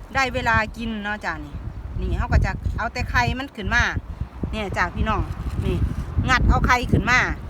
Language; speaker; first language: Thai; native; Thai